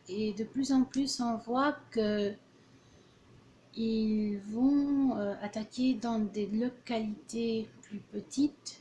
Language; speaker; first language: French; early bilingual, other home language; Portuguese